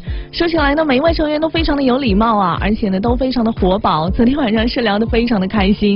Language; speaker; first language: Chinese; native; Chinese